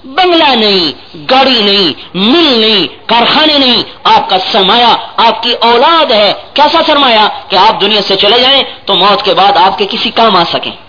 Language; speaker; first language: Urdu; non-native, local second language; Punjabi